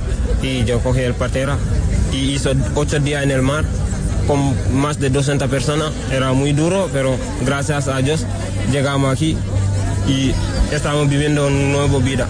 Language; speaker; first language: Spanish; non-native, learner; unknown